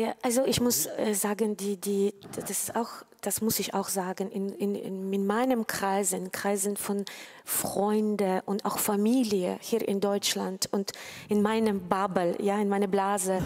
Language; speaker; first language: German; non-native, fluent; Ukrainian